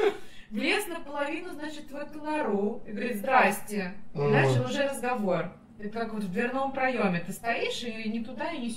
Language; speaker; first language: Russian; native; Russian